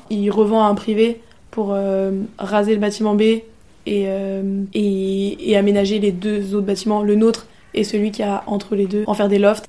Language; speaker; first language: French; native; French